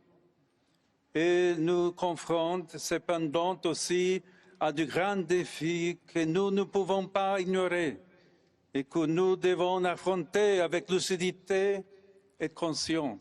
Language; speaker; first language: French; non-native, fluent; English